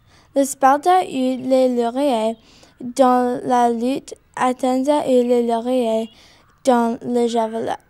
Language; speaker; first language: French; non-native, learner; English